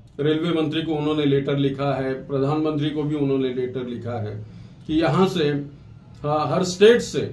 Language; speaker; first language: Hindi; non-native, local second language; Marathi